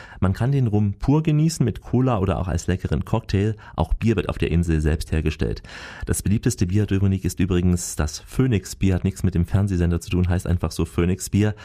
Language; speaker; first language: German; native; German